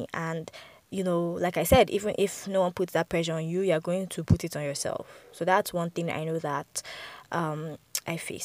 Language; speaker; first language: English; non-native, local second language; Yoruba